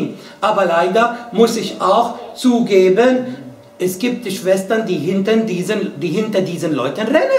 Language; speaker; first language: German; non-native, fluent; Arabic